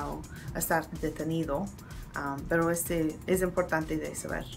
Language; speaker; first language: Spanish; non-native, learner; English